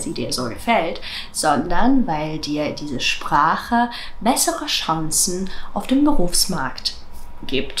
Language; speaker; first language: German; non-native, fluent; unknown